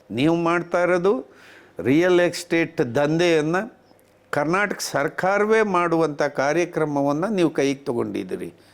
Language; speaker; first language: Kannada; native; Kannada